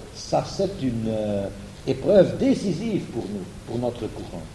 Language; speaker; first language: French; non-native, fluent; German